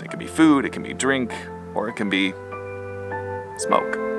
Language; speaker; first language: English; native; English